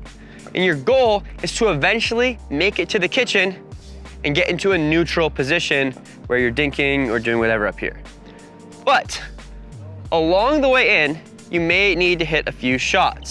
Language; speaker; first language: English; native; English